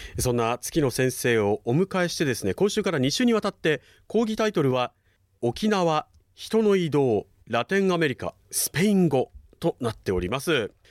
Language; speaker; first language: Japanese; native; Japanese